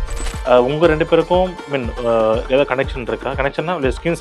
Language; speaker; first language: Tamil; native; Tamil